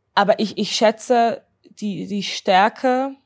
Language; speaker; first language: German; native; German